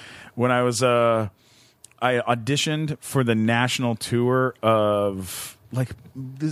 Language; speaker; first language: English; native; English